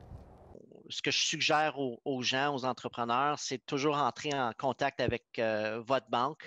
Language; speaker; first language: French; native; French